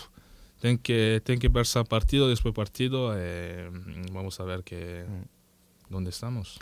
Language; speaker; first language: Spanish; non-native, learner; French